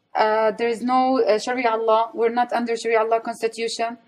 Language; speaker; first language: English; non-native, fluent; Arabic